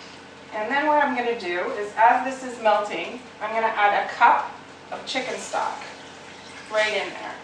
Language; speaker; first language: English; native; English